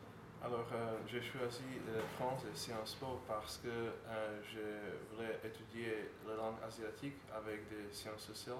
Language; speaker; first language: French; non-native, learner; Slovak